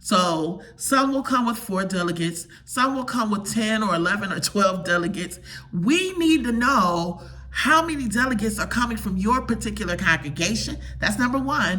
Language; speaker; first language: English; native; English